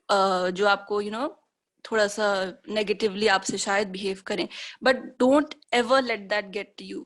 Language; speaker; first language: Hindi; native; Hindi